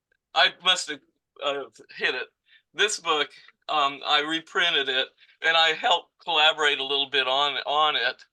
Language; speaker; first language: English; native; English